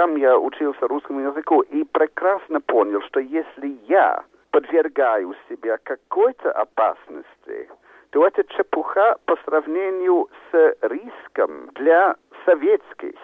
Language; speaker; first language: Russian; non-native, fluent; English